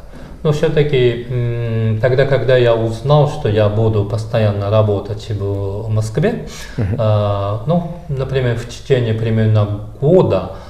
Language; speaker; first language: Russian; non-native, fluent; Japanese